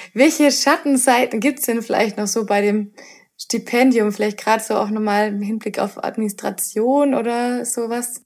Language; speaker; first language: German; native; German